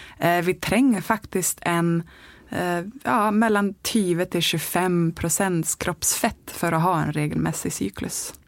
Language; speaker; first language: Swedish; native; Swedish